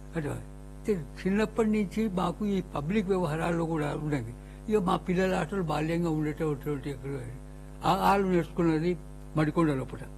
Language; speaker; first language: Telugu; non-native, local second language; Urdu